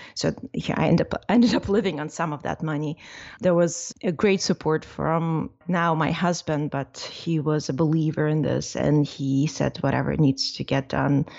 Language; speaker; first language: English; non-native, fluent; Russian